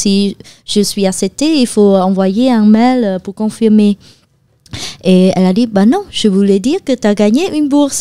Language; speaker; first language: French; non-native, fluent; Khmer